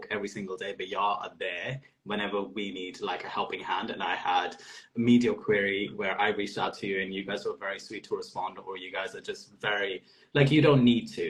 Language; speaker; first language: English; non-native, local second language; Urdu